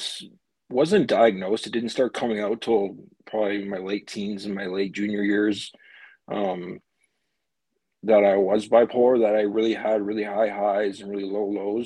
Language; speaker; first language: English; native; English